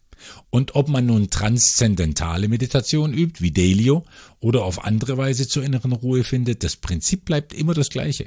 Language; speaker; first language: German; native; German